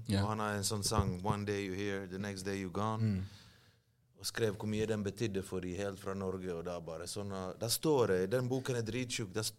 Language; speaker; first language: Norwegian; early bilingual, other home language; Bosnian